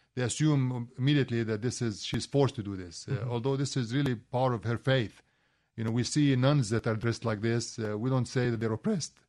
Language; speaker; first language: English; non-native, fluent; Arabic